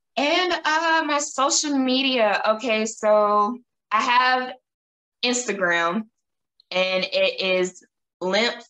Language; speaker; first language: English; native; English